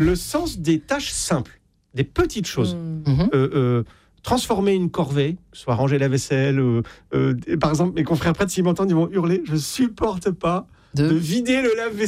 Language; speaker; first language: French; native; French